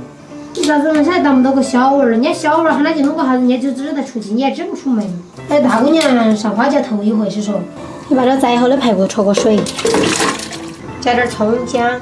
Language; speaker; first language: Chinese; native; Chinese